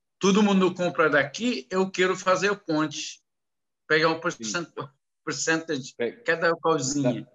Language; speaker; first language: Portuguese; non-native, learner; Arabic